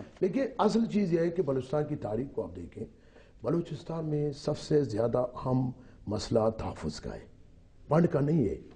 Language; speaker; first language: Urdu; non-native, local second language; Baluchi